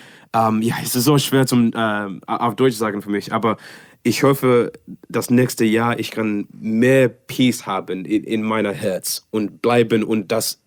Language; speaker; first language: German; non-native, learner; English